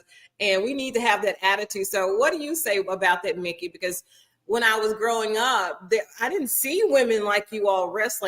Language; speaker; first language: English; native; English